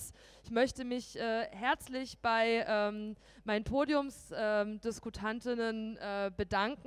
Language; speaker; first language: German; native; German